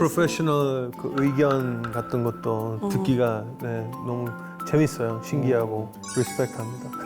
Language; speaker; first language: Korean; non-native, fluent; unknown